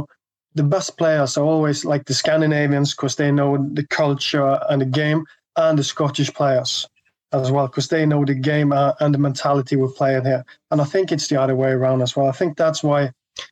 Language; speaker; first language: English; non-native, fluent; Norwegian